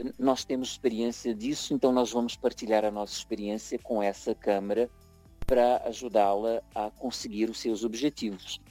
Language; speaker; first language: Portuguese; early bilingual, heritage; Portuguese